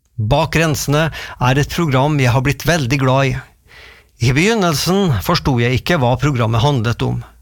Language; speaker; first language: Norwegian; native; Norwegian